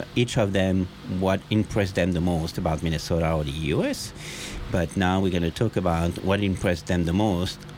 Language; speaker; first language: English; non-native, fluent; French